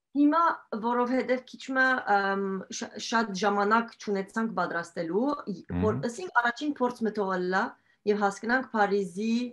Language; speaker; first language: Armenian; early bilingual, heritage; Armenian